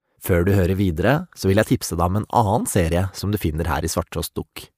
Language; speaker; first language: Norwegian; native; Norwegian